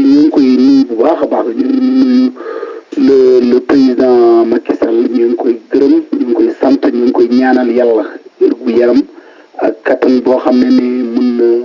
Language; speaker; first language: Wolof; non-native, local second language; Fula